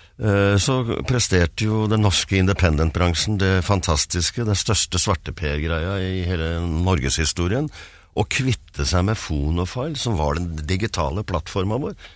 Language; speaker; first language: Norwegian; native; Norwegian